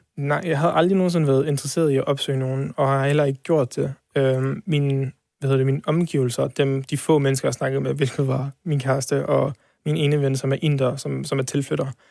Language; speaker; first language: Danish; early bilingual, heritage; Serbian